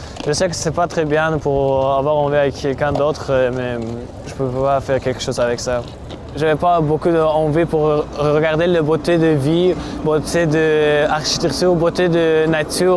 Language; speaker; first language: French; non-native, learner; Tajik